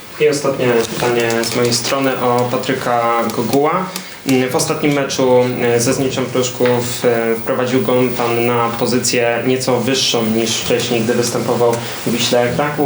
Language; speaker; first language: Polish; native; Polish